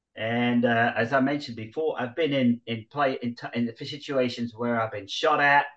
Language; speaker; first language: English; non-native, fluent; Dutch